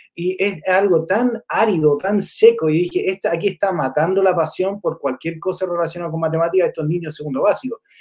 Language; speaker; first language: Spanish; non-native, fluent; English